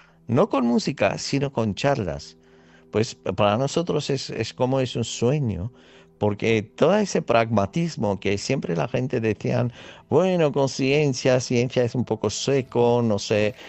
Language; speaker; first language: Spanish; non-native, fluent; Armenian